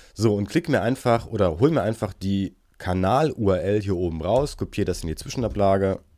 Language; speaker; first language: German; native; German